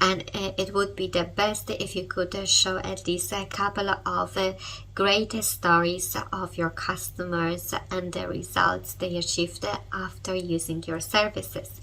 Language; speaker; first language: English; non-native, fluent; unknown